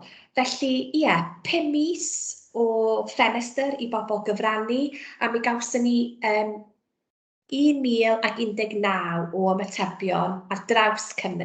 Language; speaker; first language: Welsh; native; Welsh